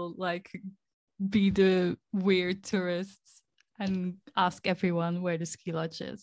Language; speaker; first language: English; non-native, fluent; Dutch